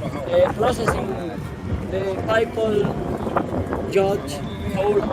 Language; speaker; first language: English; non-native, learner; Spanish